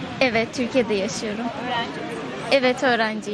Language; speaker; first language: Turkish; non-native, learner; Persian